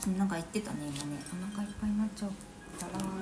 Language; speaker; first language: Japanese; native; Japanese